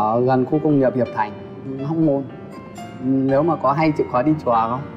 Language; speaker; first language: Vietnamese; native; Vietnamese